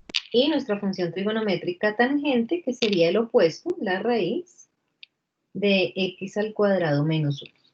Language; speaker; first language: Spanish; native; Spanish